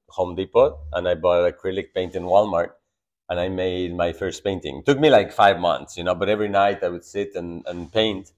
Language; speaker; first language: English; non-native, fluent; Spanish